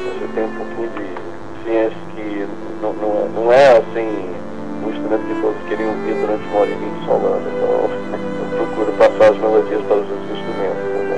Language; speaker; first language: Portuguese; non-native, fluent; English